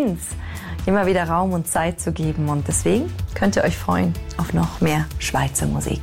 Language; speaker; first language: German; native; German